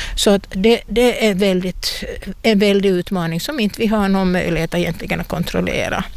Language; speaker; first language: Swedish; native; Swedish